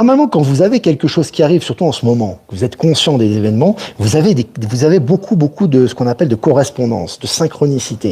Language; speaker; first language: French; native; French